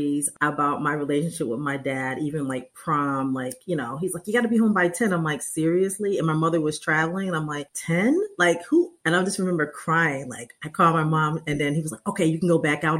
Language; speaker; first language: English; native; English